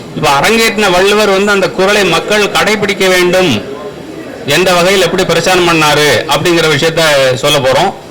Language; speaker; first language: Tamil; native; Tamil